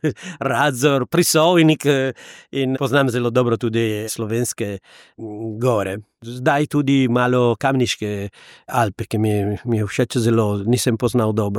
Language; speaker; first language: Slovenian; non-native, learner; Italian